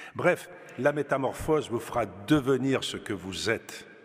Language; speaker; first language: French; native; French